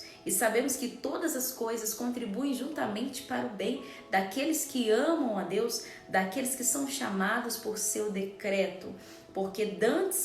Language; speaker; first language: Portuguese; native; Portuguese